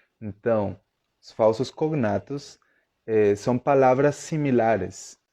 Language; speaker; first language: Portuguese; non-native, fluent; Spanish